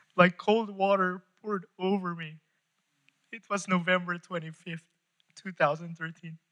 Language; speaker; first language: English; non-native, local second language; Filipino